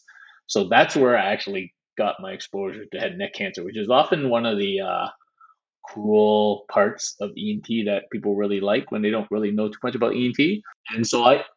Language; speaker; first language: English; native; English